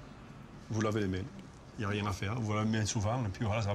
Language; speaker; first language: French; native; French